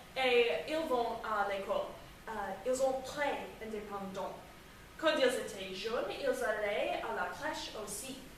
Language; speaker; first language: French; non-native, learner; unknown